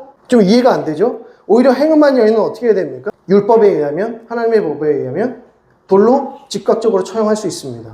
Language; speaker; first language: Korean; native; Korean